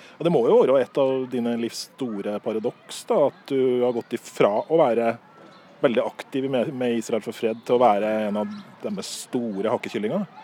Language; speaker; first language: Norwegian; native; Norwegian